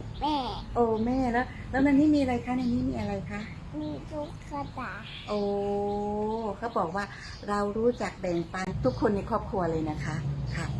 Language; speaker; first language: Thai; native; Thai